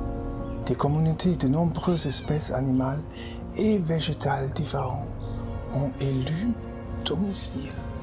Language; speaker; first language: French; non-native, fluent; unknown